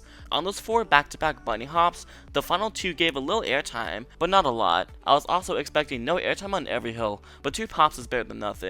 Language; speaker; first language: English; native; English